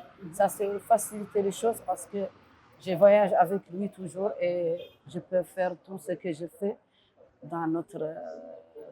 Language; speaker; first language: French; non-native, learner; Arabic